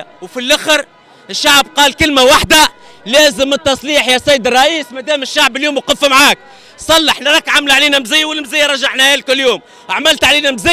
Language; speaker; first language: Arabic; native; Arabic